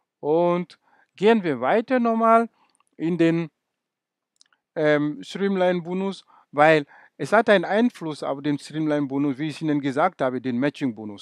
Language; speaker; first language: German; non-native, fluent; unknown